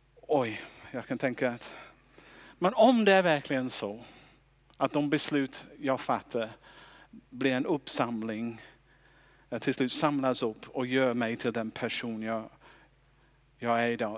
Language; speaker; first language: Swedish; non-native, fluent; English